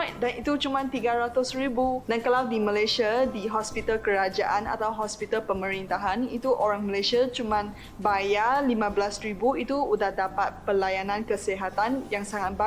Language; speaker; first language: Indonesian; non-native, fluent; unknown